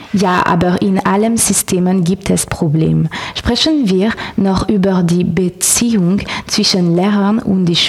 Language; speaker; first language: German; non-native, learner; French